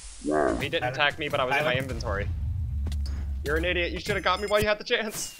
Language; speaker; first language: English; native; English